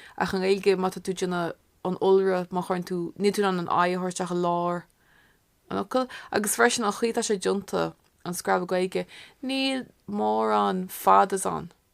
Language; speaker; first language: Irish; non-native, local second language; English